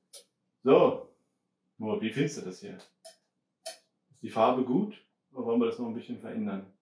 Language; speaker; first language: German; native; German